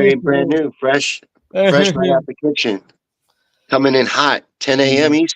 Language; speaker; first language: English; native; English